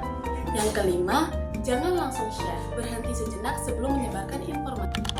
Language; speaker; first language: Indonesian; native; Indonesian